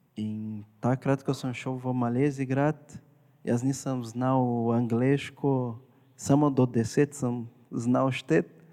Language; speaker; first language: Slovenian; non-native, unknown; Portuguese